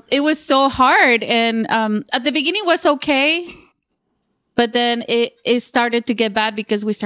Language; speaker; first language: English; non-native, fluent; Spanish